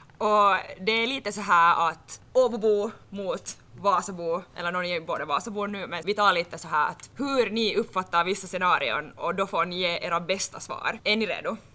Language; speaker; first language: Swedish; native; Swedish